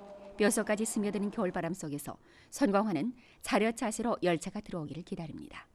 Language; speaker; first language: Korean; native; Korean